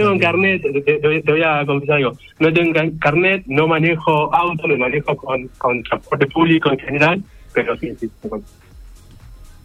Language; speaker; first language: Spanish; native; Spanish